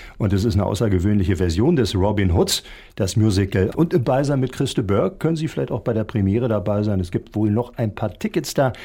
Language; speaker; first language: German; native; German